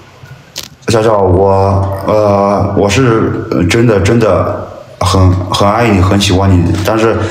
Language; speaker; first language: Chinese; non-native, local second language; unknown